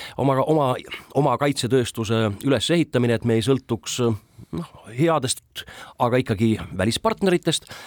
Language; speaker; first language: Estonian; native; Estonian